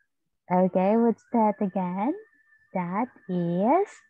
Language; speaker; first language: English; non-native, fluent; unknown